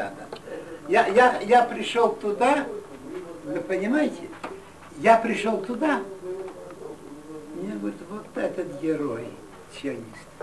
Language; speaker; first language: Russian; non-native, fluent; Yiddish